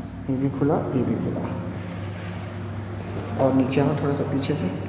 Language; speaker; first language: Hindi; native; Hindi